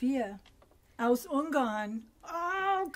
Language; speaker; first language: German; non-native, fluent; English